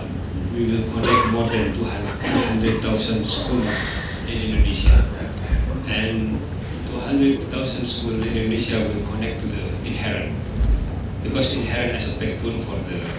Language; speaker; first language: English; non-native, learner; Indonesian